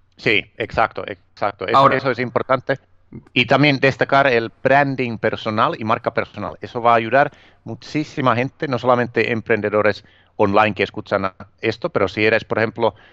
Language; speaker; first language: Spanish; non-native, fluent; Finnish